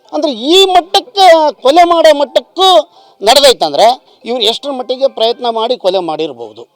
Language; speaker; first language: Kannada; non-native, local second language; Lambadi